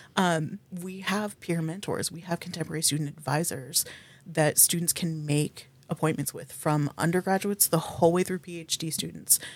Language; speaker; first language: English; native; English